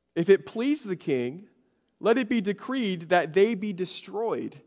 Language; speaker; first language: English; native; English